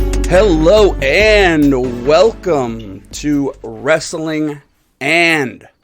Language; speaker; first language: English; native; English